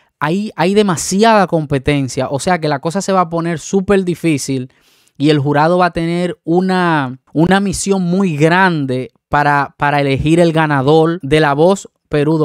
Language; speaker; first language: Spanish; native; Spanish